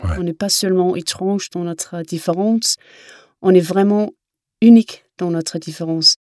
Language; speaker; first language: French; non-native, fluent; Danish